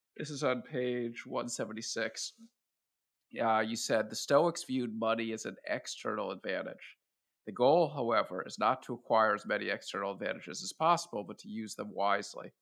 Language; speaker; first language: English; native; English